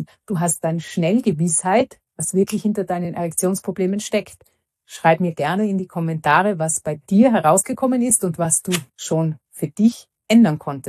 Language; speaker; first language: German; native; German